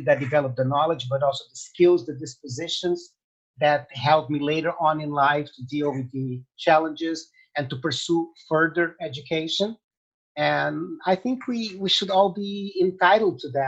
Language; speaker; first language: English; non-native, fluent; Portuguese